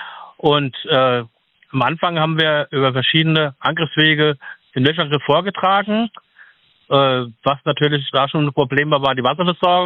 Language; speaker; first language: German; native; German